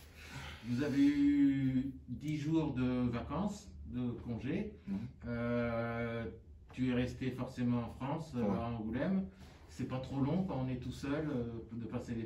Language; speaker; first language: French; native; French